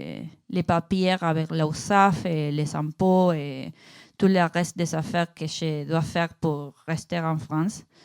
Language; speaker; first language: French; non-native, learner; Spanish